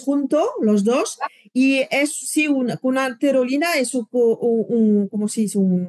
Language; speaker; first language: Spanish; non-native, fluent; French